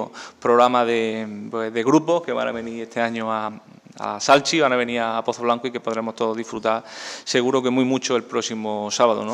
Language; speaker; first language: Spanish; native; Spanish